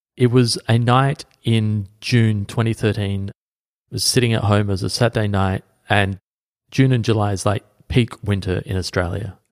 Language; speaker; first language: English; native; English